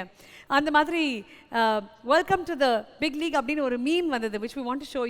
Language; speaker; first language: Tamil; native; Tamil